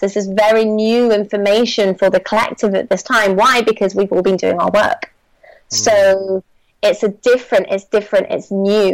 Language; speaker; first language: English; native; English